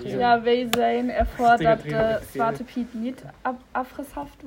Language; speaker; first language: Dutch; non-native, learner; German